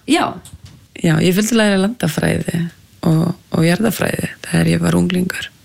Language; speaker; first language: Icelandic; non-native, fluent; French